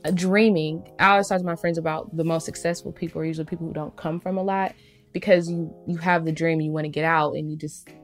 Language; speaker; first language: English; native; English